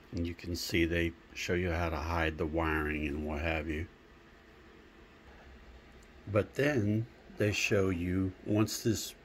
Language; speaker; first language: English; native; English